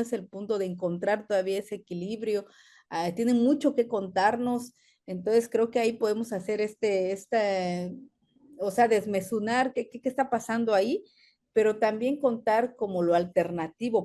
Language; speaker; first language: Spanish; native; Spanish